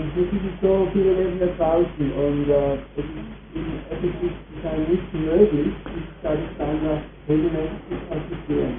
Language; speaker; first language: German; non-native, learner; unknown